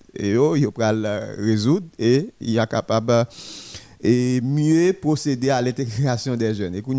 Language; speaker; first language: French; non-native, local second language; Haitian Creole